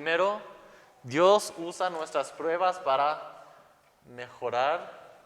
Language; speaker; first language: Spanish; non-native, fluent; English